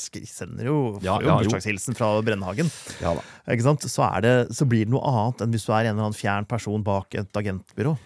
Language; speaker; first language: Norwegian; native; Norwegian